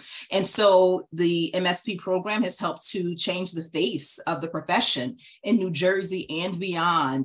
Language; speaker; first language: English; native; English